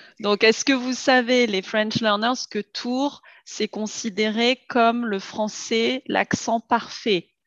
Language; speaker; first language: French; native; French